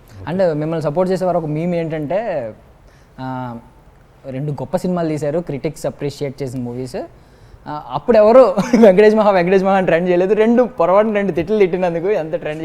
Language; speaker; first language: Telugu; native; Telugu